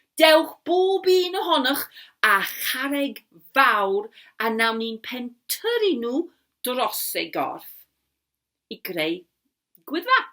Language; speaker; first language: Welsh; non-native, local second language; English